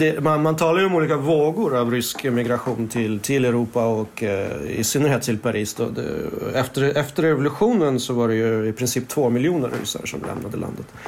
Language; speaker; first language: Swedish; early bilingual, other home language; Russian